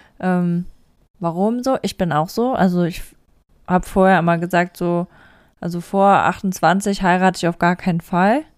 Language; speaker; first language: German; native; German